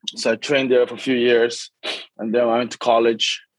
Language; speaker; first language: English; early bilingual, other home language; Korean